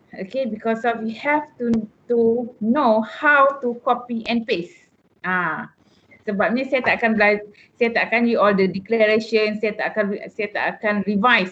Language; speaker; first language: English; non-native, local second language; Malay